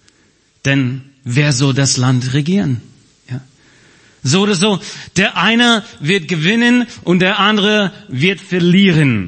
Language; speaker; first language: German; non-native, fluent; English